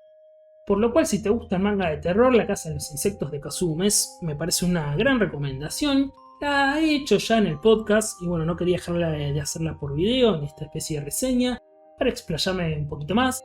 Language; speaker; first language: Spanish; native; Spanish